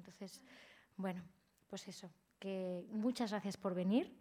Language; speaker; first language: Spanish; native; Spanish